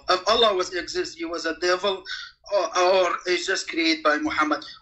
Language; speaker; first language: English; non-native, fluent; Kurdish